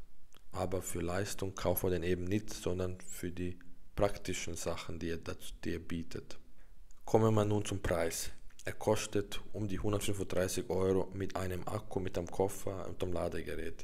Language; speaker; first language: German; native; German